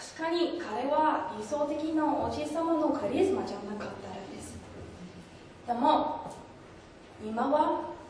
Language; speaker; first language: Japanese; non-native, learner; English